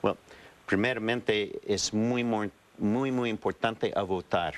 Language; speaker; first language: Spanish; non-native, fluent; English